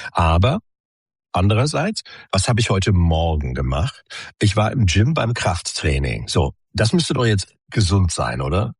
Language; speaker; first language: German; native; German